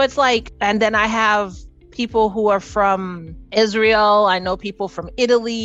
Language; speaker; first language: English; native; English